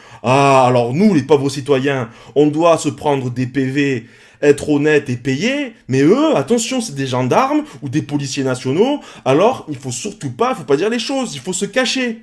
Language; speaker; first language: French; native; French